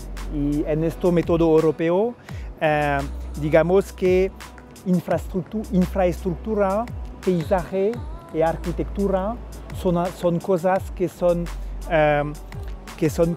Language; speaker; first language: Spanish; non-native, fluent; French